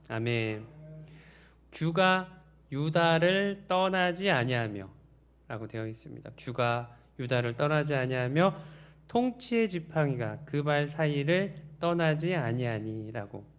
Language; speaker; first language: Korean; native; Korean